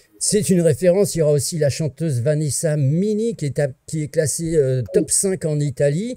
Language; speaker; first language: French; native; French